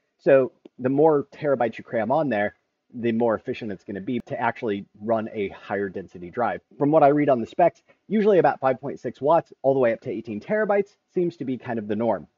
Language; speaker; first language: English; native; English